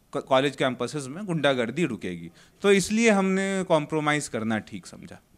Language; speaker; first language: Hindi; native; Hindi